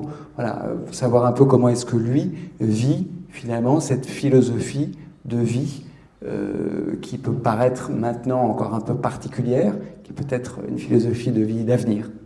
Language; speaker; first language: French; native; French